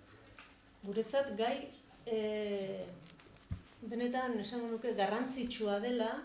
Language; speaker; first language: Basque; native; Basque